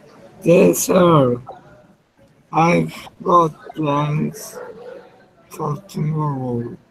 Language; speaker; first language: English; non-native, learner; Spanish